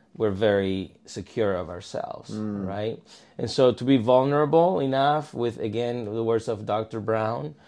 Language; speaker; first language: English; non-native, fluent; Spanish